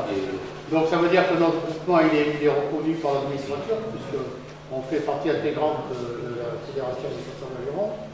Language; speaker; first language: French; native; French